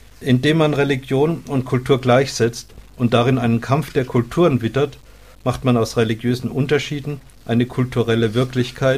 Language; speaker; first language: German; native; German